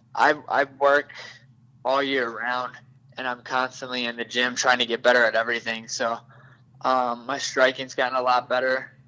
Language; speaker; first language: English; native; English